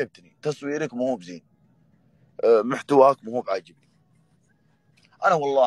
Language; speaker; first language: Arabic; native; Arabic